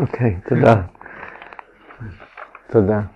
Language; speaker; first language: Hebrew; non-native, fluent; English